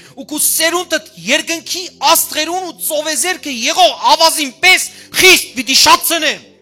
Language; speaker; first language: Armenian; early bilingual, heritage; Armenian